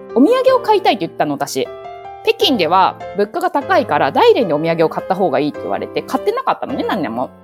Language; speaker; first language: Japanese; native; Japanese